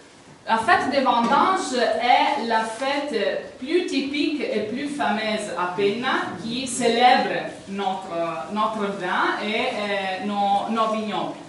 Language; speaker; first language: French; non-native, fluent; Italian